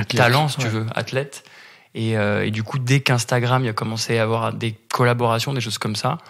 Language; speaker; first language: French; native; French